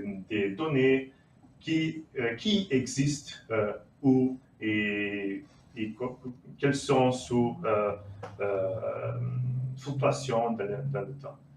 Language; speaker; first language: French; non-native, learner; Portuguese